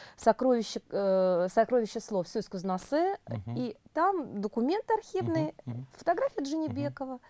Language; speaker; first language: Russian; native; Russian